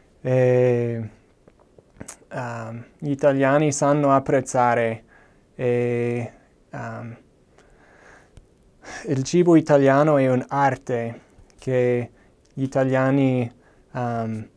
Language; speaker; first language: Italian; non-native, fluent; English